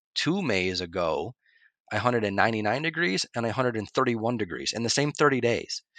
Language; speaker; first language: English; native; English